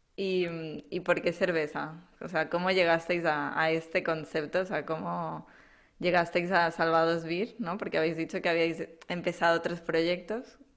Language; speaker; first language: Spanish; native; Spanish